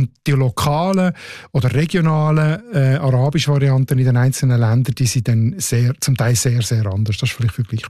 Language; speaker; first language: German; native; German